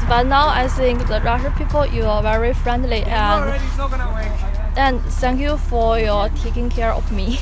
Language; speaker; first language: English; non-native, learner; Chinese